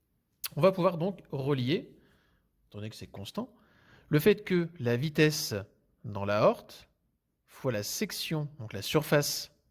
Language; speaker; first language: French; native; French